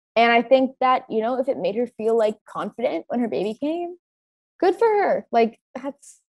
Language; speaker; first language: English; native; English